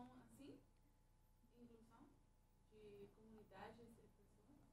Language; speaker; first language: Portuguese; non-native, learner; English